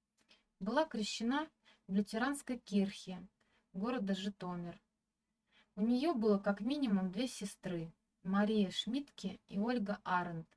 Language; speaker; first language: Russian; native; Russian